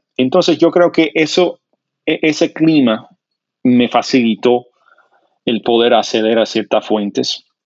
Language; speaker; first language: Spanish; non-native, fluent; English